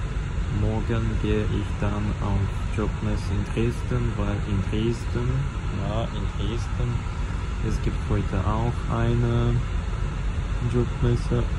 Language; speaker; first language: German; non-native, learner; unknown